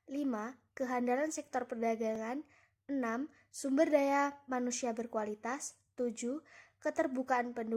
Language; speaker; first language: Indonesian; native; Indonesian